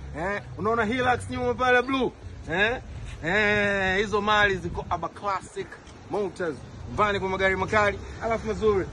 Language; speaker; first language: Swahili; native; Swahili